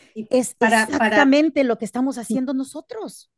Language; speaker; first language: Spanish; early bilingual, heritage; Spanish